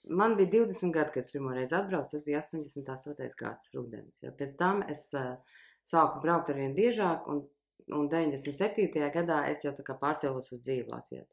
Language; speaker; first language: Latvian; early bilingual, heritage; Latvian